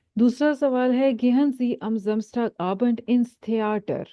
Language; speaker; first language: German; non-native, fluent; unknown